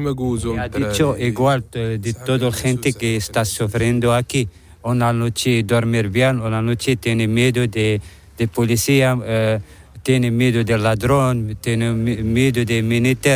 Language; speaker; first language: Spanish; non-native, learner; Arabic